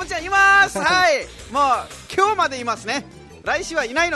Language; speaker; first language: Japanese; non-native, fluent; Nepali